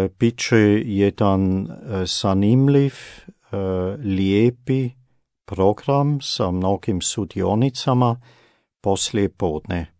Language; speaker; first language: Croatian; non-native, fluent; German